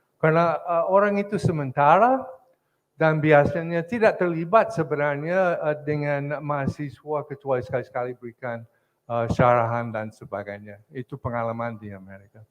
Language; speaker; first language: Malay; non-native, fluent; English